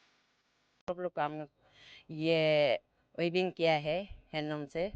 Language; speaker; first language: Hindi; non-native, local second language; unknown